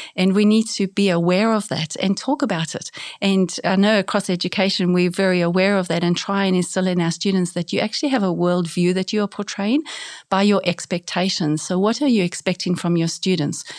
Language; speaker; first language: English; native; English